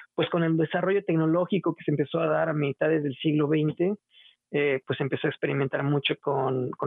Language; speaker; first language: Spanish; native; Spanish